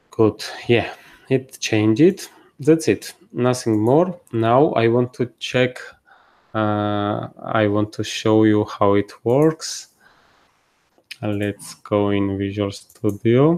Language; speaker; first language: English; non-native, fluent; Georgian